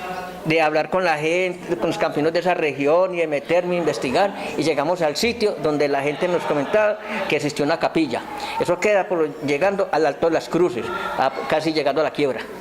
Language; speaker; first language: Spanish; native; Spanish